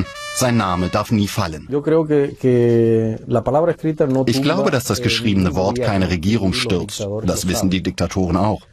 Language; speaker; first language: German; native; German